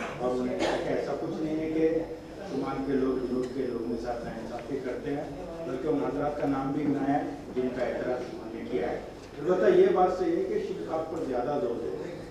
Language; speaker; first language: Urdu; native; Urdu